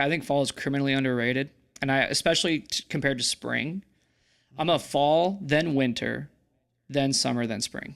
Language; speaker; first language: English; native; English